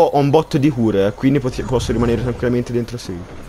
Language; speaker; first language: Italian; native; Italian